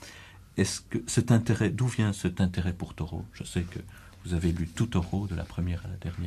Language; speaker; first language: French; native; French